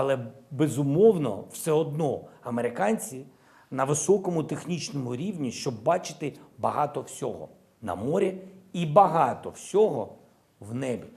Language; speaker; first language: Ukrainian; non-native, local second language; Russian